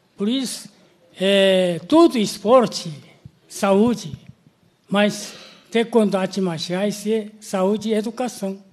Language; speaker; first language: Portuguese; non-native, learner; Korean